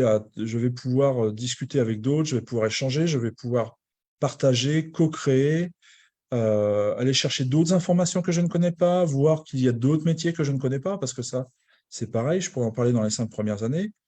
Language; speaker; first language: French; native; French